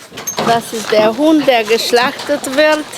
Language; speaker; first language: German; non-native, local second language; Romanian